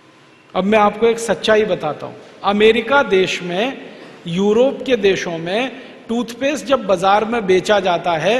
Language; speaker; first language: Hindi; native; Hindi